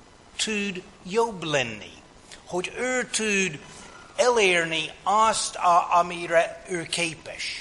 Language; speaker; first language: Hungarian; non-native, fluent; English